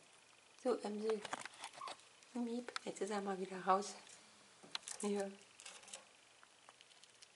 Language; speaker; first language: German; native; German